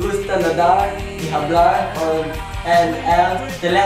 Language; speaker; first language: Spanish; non-native, learner; English